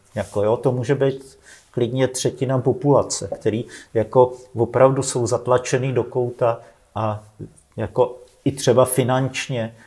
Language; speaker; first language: Czech; native; Czech